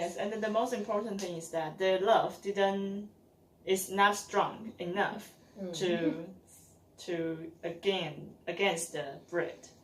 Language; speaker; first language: English; non-native, learner; Chinese